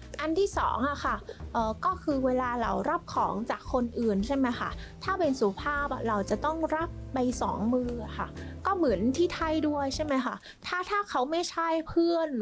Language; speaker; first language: Thai; non-native, fluent; Vietnamese